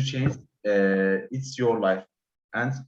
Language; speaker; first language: English; non-native, learner; Turkish